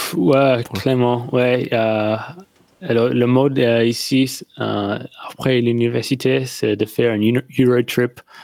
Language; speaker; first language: French; non-native, learner; English